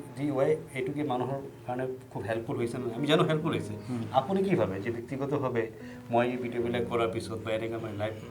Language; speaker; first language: Assamese; non-native, local second language; Bodo